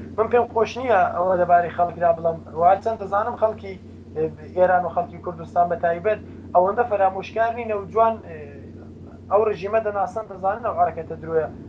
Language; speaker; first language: Central Kurdish; native; Central Kurdish